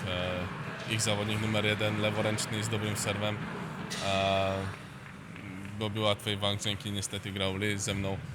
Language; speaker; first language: Polish; non-native, learner; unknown